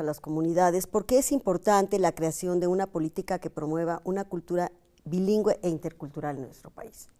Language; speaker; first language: Spanish; native; Spanish